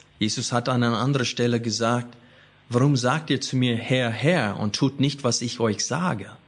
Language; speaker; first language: German; non-native, fluent; English